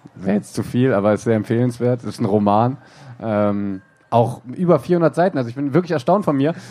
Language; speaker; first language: German; native; German